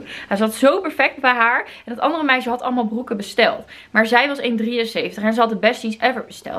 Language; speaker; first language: Dutch; native; Dutch